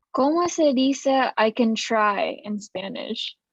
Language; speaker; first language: Spanish; non-native, learner; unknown